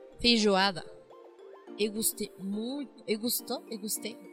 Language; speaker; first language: Portuguese; non-native, learner; Spanish